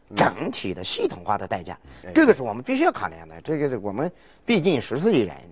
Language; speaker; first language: Chinese; native; Chinese